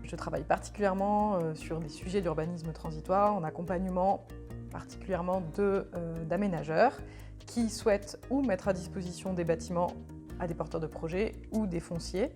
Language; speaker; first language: French; native; French